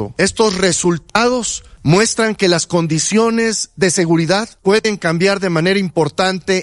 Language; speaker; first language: Spanish; native; Spanish